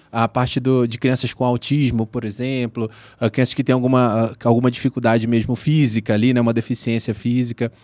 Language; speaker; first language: Portuguese; native; Portuguese